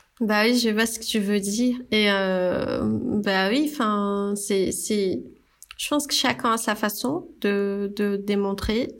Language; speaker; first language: French; non-native, fluent; Portuguese